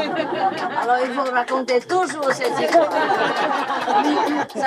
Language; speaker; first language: French; non-native, learner; Vietnamese